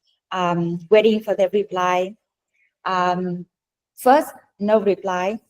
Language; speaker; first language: English; non-native, fluent; Vietnamese